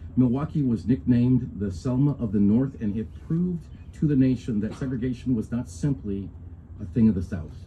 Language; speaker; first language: English; native; English